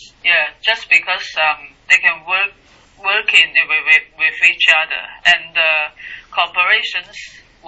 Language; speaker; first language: English; non-native, learner; Chinese